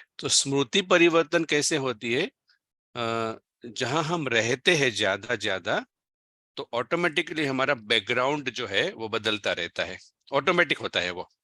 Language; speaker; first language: Hindi; non-native, local second language; Gujarati